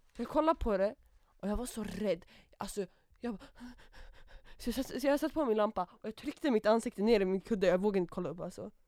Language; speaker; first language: Swedish; native; Swedish